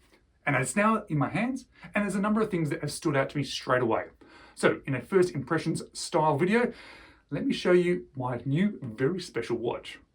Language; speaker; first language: English; native; English